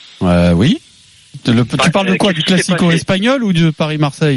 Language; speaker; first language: French; native; French